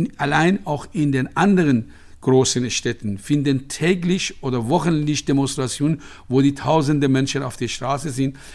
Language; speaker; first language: German; non-native, fluent; Persian